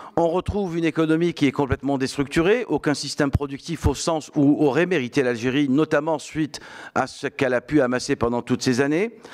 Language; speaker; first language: French; non-native, local second language; Arabic